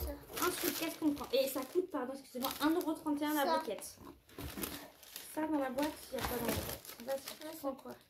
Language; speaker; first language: French; native; French